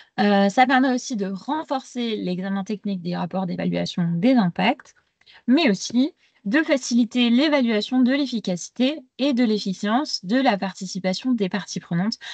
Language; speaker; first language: French; native; French